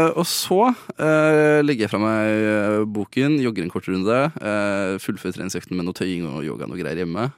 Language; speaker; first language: Norwegian; native; Norwegian